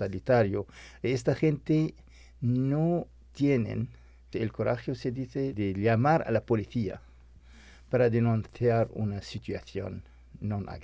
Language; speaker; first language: Spanish; non-native, fluent; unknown